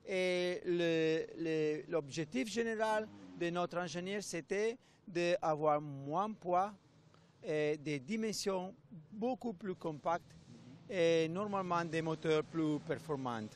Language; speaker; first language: French; non-native, fluent; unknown